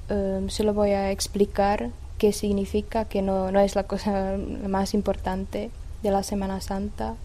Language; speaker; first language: Spanish; non-native, fluent; Czech